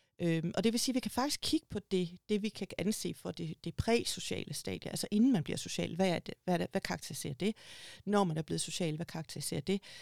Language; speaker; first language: Danish; native; Danish